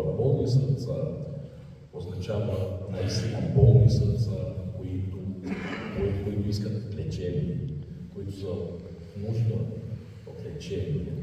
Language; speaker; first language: Bulgarian; non-native, fluent; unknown